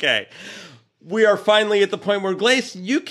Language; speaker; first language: English; native; English